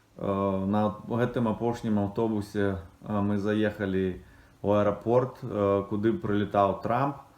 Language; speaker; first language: Belarusian; native; Belarusian